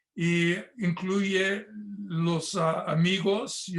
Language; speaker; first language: Spanish; non-native, fluent; English